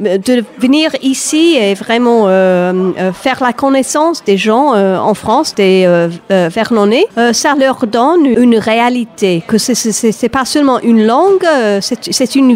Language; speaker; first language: French; non-native, fluent; English